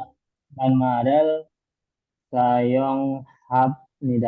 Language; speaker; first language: Korean; non-native, learner; Indonesian